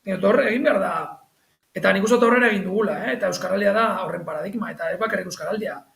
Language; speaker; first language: Basque; non-native, local second language; Spanish